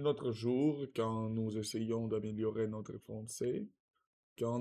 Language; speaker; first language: French; non-native, learner; Russian